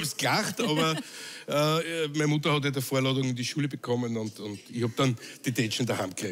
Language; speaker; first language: German; native; German